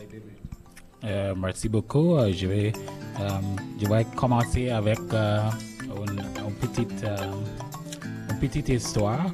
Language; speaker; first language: French; non-native, learner; English